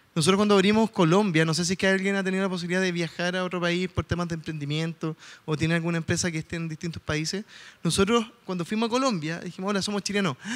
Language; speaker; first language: Spanish; native; Spanish